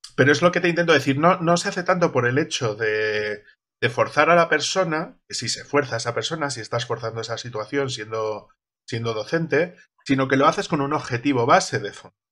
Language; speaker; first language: Spanish; native; Spanish